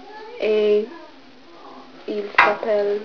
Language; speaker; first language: French; non-native, learner; English